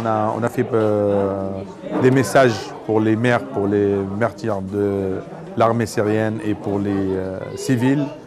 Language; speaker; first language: French; non-native, learner; Arabic